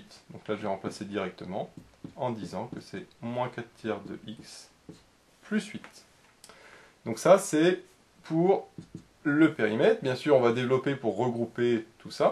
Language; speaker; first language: French; native; French